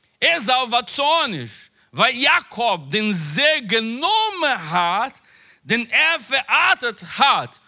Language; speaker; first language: German; non-native, learner; Portuguese